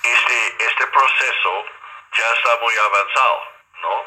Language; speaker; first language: Spanish; non-native, fluent; English